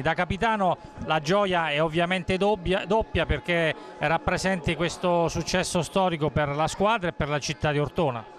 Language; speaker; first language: Italian; native; Italian